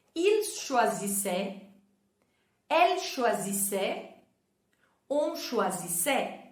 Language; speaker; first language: French; non-native, fluent; Portuguese